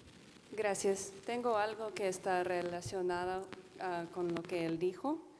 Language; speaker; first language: Spanish; non-native, fluent; English